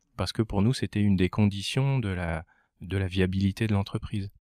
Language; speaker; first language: French; native; French